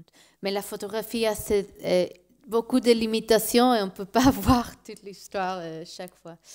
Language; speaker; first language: French; non-native, learner; Spanish